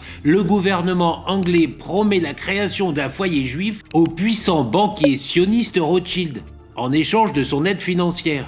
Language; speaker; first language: French; native; French